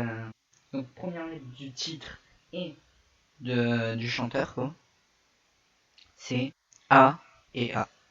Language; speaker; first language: French; native; French